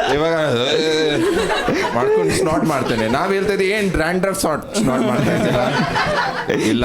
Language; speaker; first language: Kannada; non-native, local second language; Punjabi